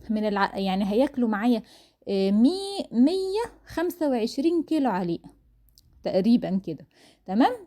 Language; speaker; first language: Arabic; native; Arabic